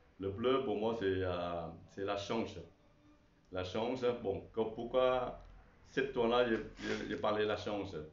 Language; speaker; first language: French; non-native, learner; Chinese